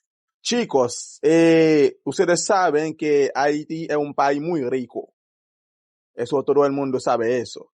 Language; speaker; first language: Spanish; non-native, fluent; Haitian Creole